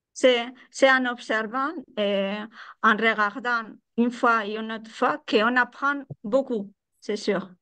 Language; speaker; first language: French; non-native, fluent; Spanish